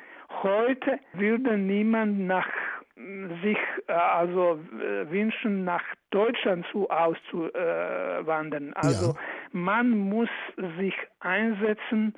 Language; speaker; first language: German; non-native, fluent; Croatian